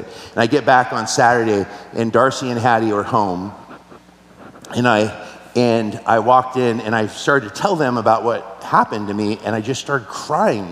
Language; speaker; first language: English; native; English